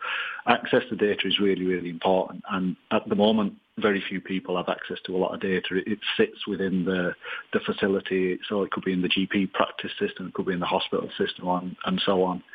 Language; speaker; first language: English; native; English